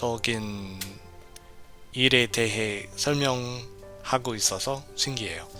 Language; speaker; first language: Korean; non-native, fluent; English